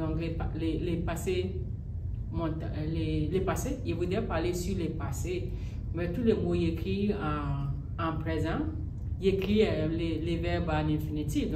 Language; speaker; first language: French; non-native, learner; English